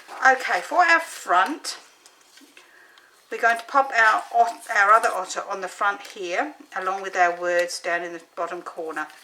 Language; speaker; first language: English; native; English